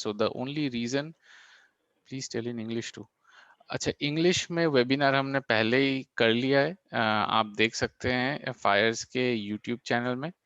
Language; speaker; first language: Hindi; non-native, local second language; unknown